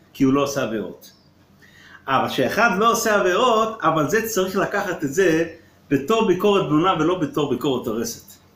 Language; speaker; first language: Hebrew; non-native, local second language; Yiddish